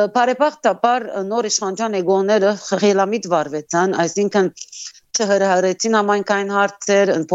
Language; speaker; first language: Armenian; early bilingual, heritage; Armenian